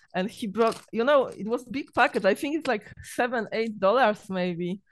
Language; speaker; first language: English; non-native, learner; Polish